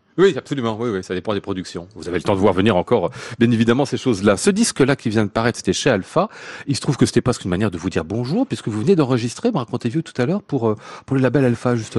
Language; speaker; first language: French; native; French